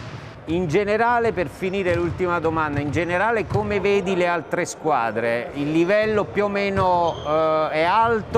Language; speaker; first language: Italian; native; Italian